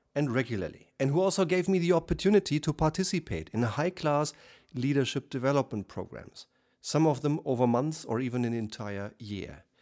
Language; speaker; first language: English; non-native, fluent; German